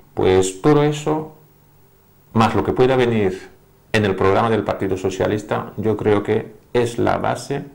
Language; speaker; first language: Spanish; non-native, fluent; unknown